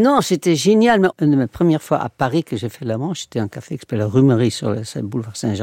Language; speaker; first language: French; non-native, fluent; Dutch